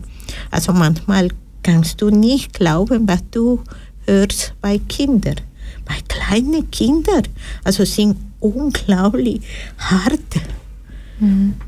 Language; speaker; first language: German; non-native, learner; Spanish